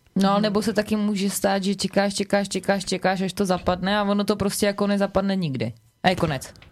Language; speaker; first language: Czech; native; Czech